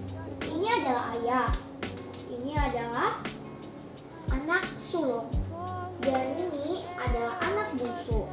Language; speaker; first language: Indonesian; native; Indonesian